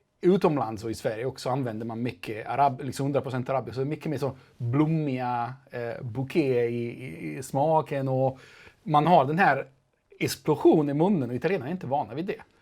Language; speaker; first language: Swedish; non-native, fluent; Italian